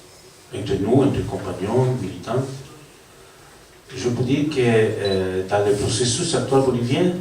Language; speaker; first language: French; non-native, learner; Spanish